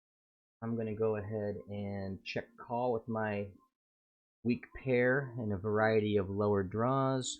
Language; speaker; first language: English; native; English